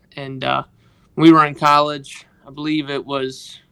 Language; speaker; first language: English; native; English